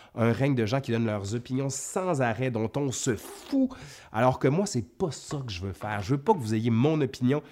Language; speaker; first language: French; native; French